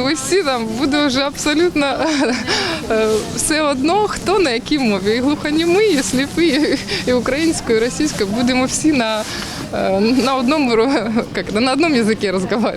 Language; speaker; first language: Ukrainian; non-native, local second language; Russian